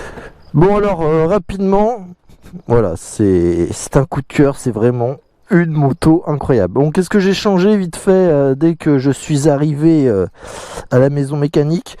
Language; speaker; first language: French; native; French